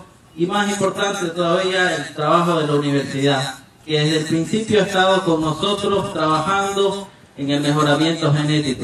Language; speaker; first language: Spanish; native; Spanish